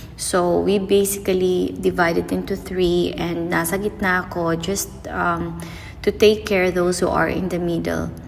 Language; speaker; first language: English; non-native, local second language; Filipino